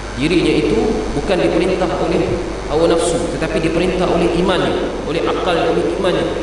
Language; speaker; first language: Malay; native; Malay